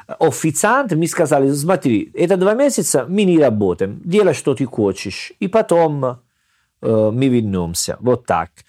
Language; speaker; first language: Russian; non-native, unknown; Italian